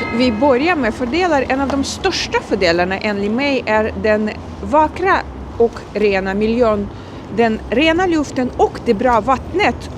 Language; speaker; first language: Swedish; non-native, fluent; Ukrainian